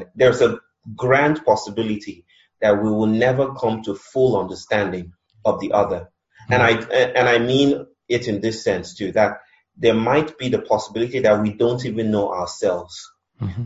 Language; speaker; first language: English; non-native, local second language; Yoruba